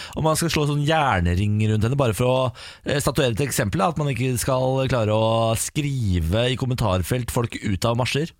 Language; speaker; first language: Norwegian; native; Norwegian